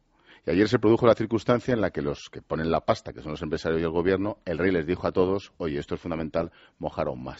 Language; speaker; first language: Spanish; native; Spanish